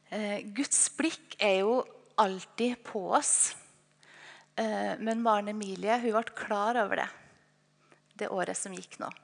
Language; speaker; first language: Norwegian; native; Norwegian